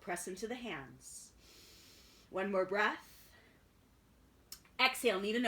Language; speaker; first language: English; native; English